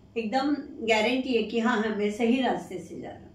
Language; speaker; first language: Hindi; non-native, local second language; Marathi